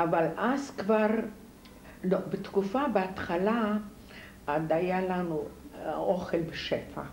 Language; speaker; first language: Hebrew; non-native, fluent; Polish